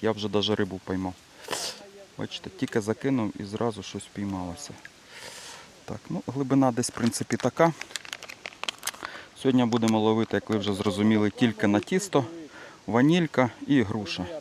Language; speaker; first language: Ukrainian; native; Ukrainian